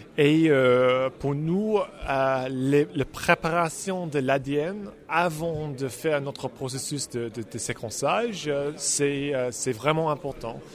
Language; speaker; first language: French; non-native, fluent; English